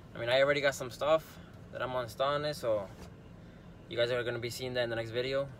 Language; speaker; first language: English; early bilingual, other home language; Spanish